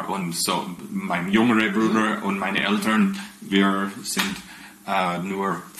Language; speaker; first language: German; non-native, fluent; English